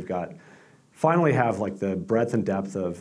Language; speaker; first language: English; native; English